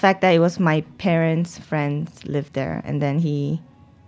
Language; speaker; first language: English; non-native, fluent; Korean